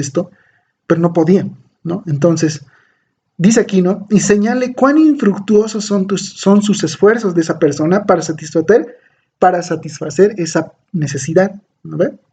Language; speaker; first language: Spanish; native; Spanish